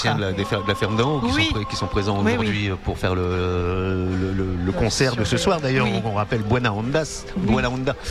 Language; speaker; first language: French; native; French